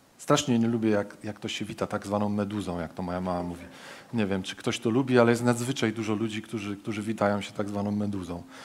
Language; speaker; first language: Polish; native; Polish